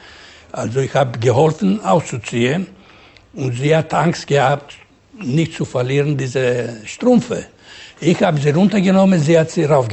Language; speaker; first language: German; non-native, learner; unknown